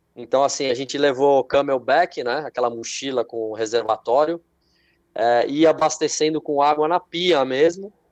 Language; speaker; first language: Portuguese; native; Portuguese